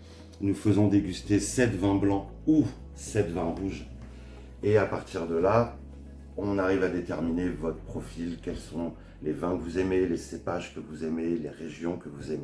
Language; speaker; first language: French; native; French